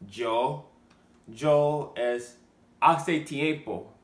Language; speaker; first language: Spanish; non-native, learner; English